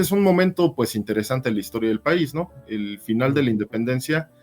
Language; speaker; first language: Spanish; native; Spanish